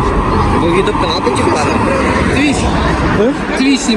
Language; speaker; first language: Russian; native; Russian